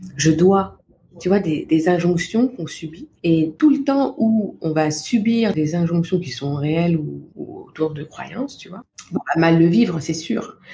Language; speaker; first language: French; native; French